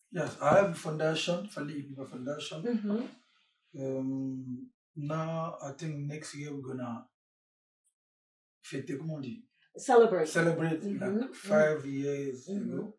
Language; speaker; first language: English; non-native, learner; French